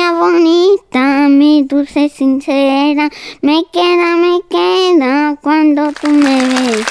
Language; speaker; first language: Italian; early bilingual, other home language; Spanish